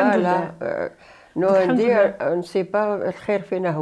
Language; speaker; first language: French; non-native, learner; Arabic